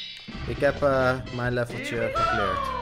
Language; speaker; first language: Dutch; native; Dutch